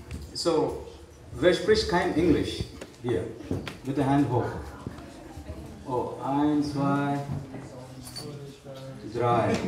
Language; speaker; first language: German; non-native, learner; Hindi